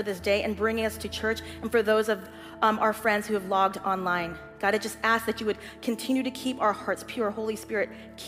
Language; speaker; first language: English; native; English